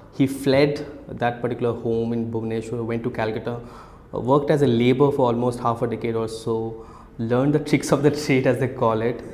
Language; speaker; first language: English; non-native, local second language; Odia